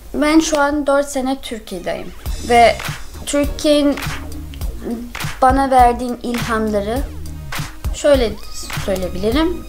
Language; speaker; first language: Turkish; non-native, learner; English